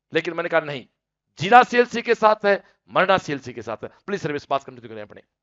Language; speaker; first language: Hindi; native; Hindi